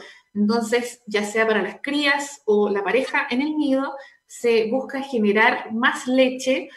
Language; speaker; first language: Spanish; native; Spanish